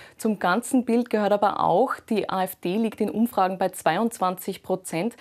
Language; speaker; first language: German; native; German